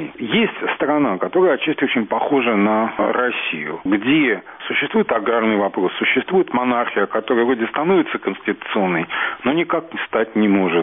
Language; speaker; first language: Russian; native; Russian